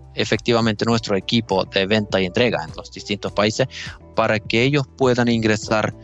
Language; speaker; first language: Spanish; non-native, fluent; Finnish